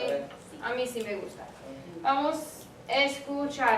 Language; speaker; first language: Spanish; non-native, fluent; English